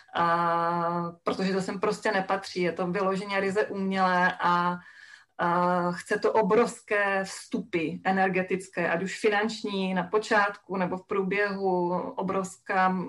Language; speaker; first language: Czech; native; Czech